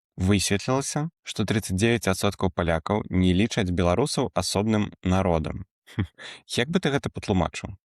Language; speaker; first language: Belarusian; native; Belarusian